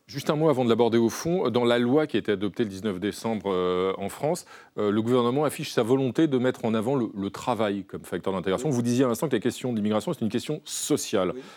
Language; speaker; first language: French; native; French